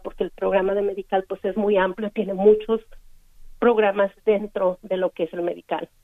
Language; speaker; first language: Spanish; native; Spanish